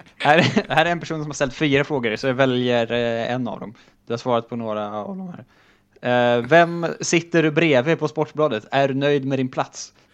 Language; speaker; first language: Swedish; native; Swedish